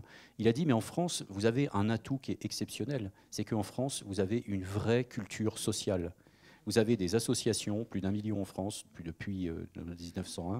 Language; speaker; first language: French; native; French